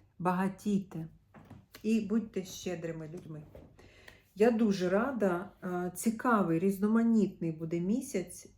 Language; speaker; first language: Ukrainian; non-native, local second language; Russian